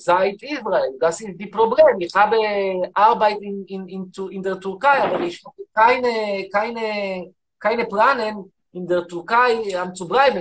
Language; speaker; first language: German; non-native, learner; Hebrew